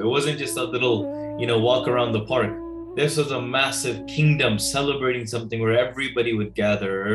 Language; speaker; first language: English; early bilingual, other home language; Punjabi